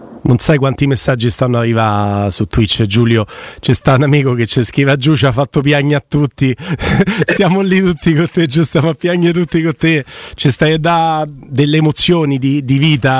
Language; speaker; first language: Italian; native; Italian